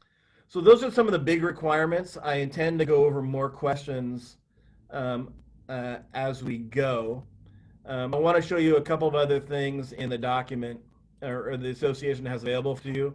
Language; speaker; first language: English; native; English